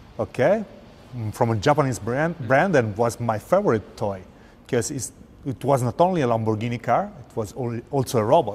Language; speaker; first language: English; non-native, fluent; Italian